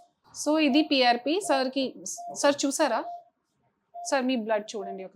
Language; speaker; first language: Telugu; non-native, fluent; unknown